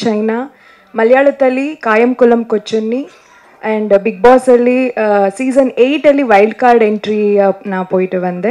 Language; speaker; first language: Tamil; non-native, learner; Kannada